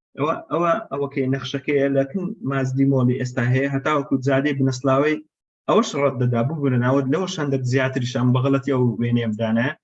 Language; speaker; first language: Central Kurdish; non-native, local second language; Kurdish